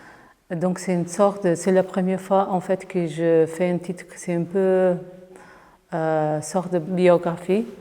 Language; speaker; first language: French; non-native, fluent; Portuguese